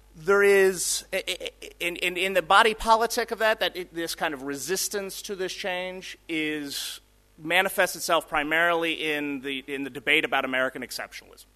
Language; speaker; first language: English; early bilingual, other home language; Spanish